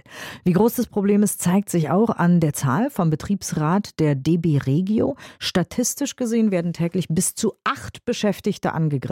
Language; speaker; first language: German; native; German